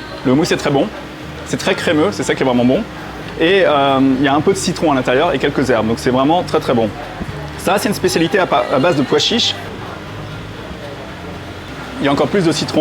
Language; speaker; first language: French; native; French